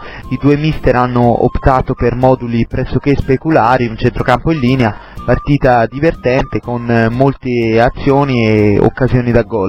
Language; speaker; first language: Italian; native; Italian